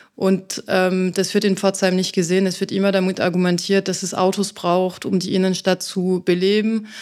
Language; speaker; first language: German; non-native, fluent; French